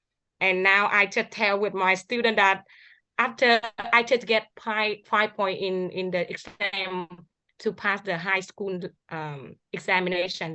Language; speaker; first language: English; non-native, learner; Vietnamese